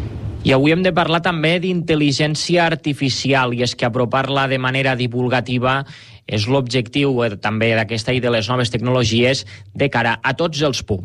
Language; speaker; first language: Catalan; native; Catalan